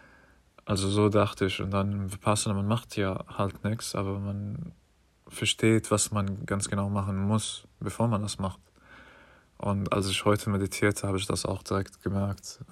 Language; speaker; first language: German; non-native, fluent; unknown